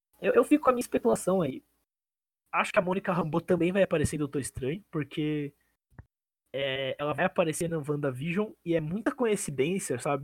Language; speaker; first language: Portuguese; native; Portuguese